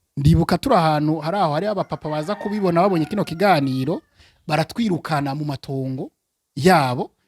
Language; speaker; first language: Rundi; early bilingual, heritage; Rundi